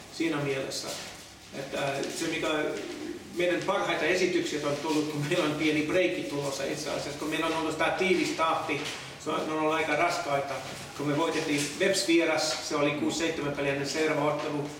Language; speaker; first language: Finnish; non-native, fluent; English